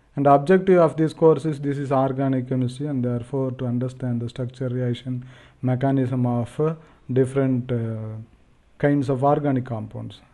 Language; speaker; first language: English; non-native, local second language; Tamil